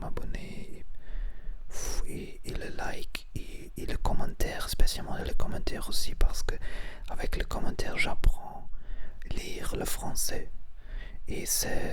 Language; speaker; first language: French; non-native, learner; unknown